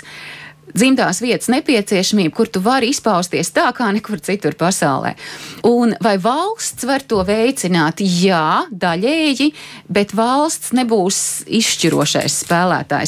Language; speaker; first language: Latvian; native; Latvian